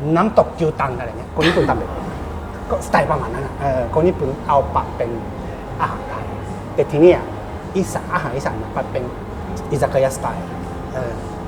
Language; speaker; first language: Thai; non-native, fluent; Japanese